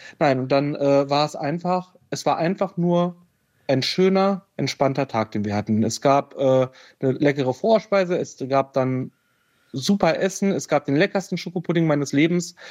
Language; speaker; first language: German; native; German